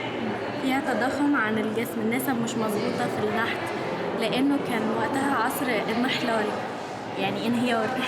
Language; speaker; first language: Arabic; native; Arabic